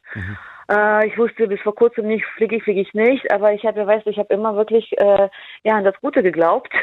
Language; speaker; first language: German; non-native, fluent; Ukrainian